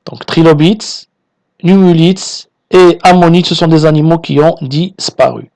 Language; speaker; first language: French; non-native, local second language; Arabic